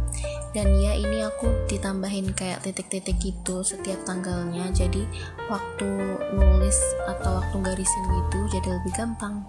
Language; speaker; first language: Indonesian; native; Indonesian